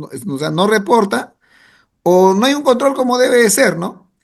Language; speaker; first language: Spanish; native; Spanish